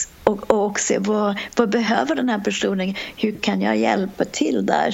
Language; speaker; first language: Swedish; non-native, fluent; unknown